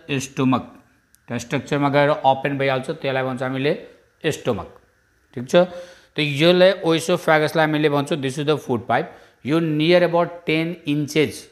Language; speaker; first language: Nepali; non-native, local second language; Bhojpuri